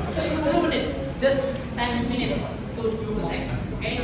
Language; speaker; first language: English; non-native, learner; Indonesian